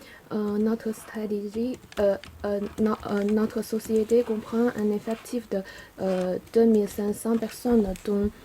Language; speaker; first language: French; non-native, learner; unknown